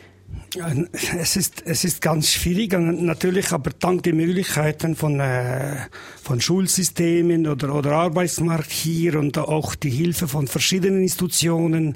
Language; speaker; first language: German; non-native, learner; Albanian